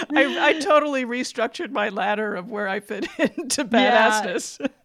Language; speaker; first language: English; native; English